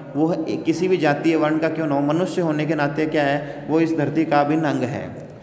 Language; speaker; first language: Hindi; native; Hindi